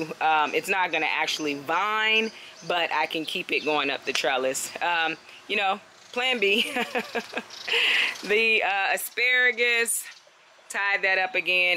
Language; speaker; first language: English; native; English